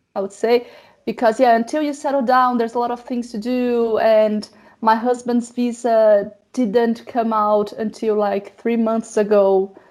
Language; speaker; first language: English; non-native, fluent; Portuguese